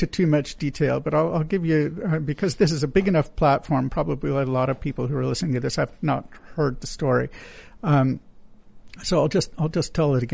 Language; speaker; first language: English; native; English